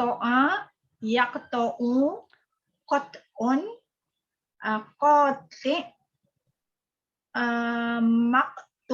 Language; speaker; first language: Arabic; non-native, learner; Malay